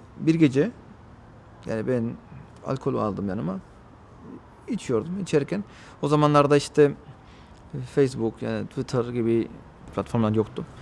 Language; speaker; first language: Turkish; non-native, fluent; Spanish